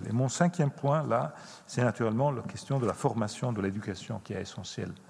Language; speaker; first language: French; non-native, fluent; Italian